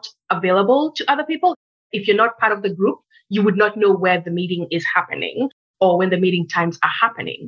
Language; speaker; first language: English; native; English